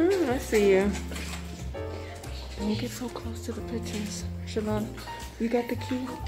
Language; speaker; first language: English; native; English